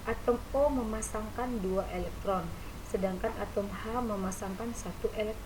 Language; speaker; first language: Indonesian; native; Indonesian